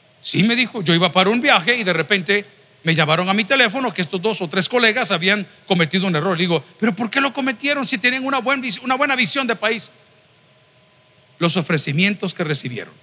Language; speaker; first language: Spanish; native; Spanish